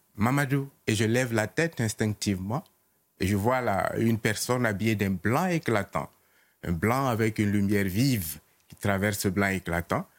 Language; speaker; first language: French; non-native, local second language; Mossi